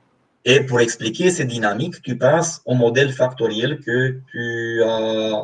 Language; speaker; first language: French; non-native, fluent; Romanian